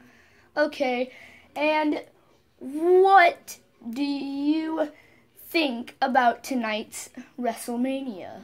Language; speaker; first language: English; native; English